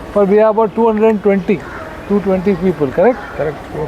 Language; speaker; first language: Hindi; non-native, local second language; Marathi